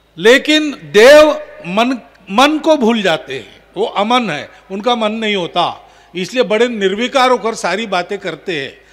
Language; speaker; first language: Hindi; non-native, local second language; Marathi